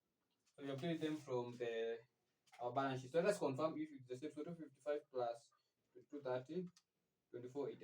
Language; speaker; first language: English; non-native, local second language; Swahili